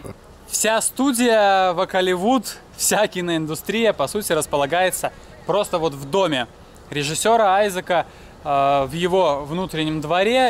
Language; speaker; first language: Russian; native; Russian